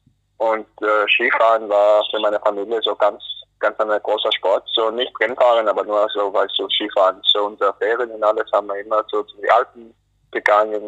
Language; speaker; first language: German; non-native, fluent; English